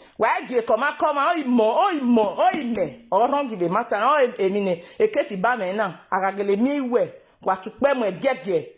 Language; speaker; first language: Nigerian Pidgin; non-native, local second language; Yoruba